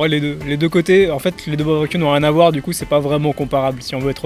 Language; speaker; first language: French; native; French